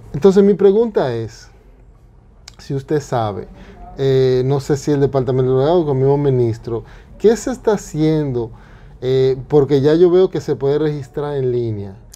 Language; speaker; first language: Spanish; non-native, fluent; English